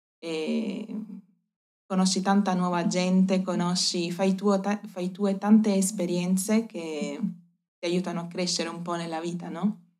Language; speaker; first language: Italian; native; Italian